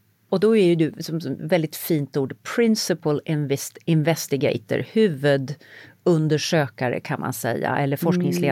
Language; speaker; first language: Swedish; native; Swedish